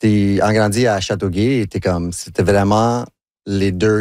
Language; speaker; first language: French; non-native, local second language; English